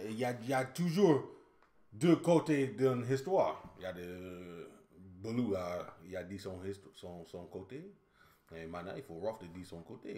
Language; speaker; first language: French; non-native, fluent; English